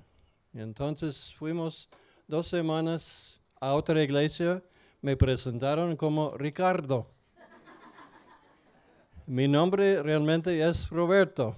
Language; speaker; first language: Spanish; non-native, fluent; English